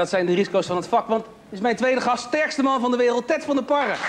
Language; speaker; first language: Dutch; native; Dutch